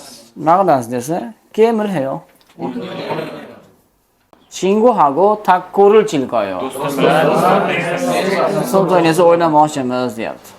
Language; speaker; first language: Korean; non-native, fluent; Uzbek